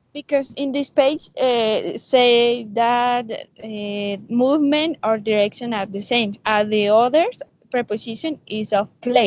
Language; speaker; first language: English; non-native, learner; Spanish